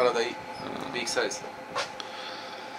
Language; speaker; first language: Japanese; non-native, learner; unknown